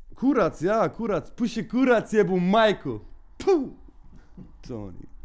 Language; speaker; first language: German; early bilingual, other home language; Turkish